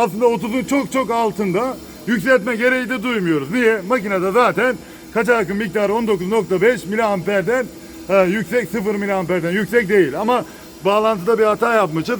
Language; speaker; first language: Turkish; native; Turkish